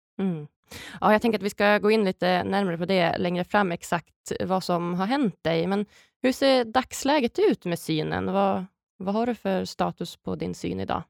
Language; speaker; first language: Swedish; native; Swedish